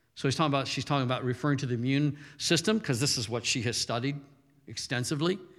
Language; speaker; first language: English; early bilingual, other home language; German